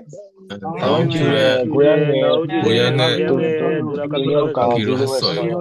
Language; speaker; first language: Korean; non-native, learner; Burmese